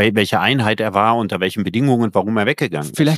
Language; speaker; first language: German; native; German